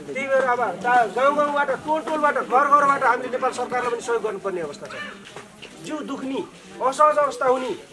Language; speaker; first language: Nepali; non-native, local second language; Dangaura Tharu